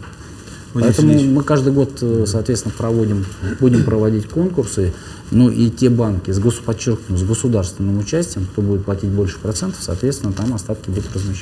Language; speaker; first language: Russian; native; Russian